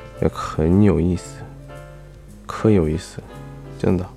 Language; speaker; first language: Chinese; non-native, learner; Korean